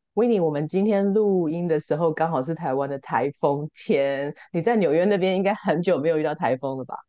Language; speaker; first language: Chinese; native; Chinese